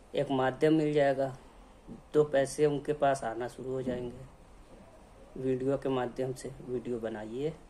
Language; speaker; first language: Hindi; native; Hindi